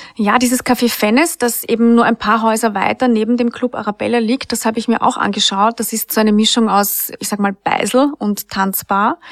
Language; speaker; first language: German; native; German